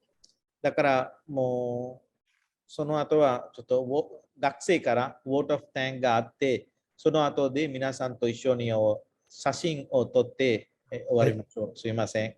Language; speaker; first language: Japanese; non-native, fluent; Sinhala